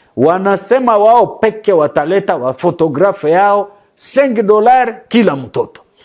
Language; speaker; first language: Swahili; native; Swahili